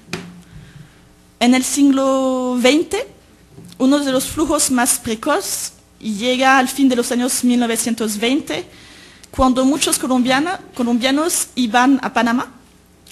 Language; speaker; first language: Spanish; native; Spanish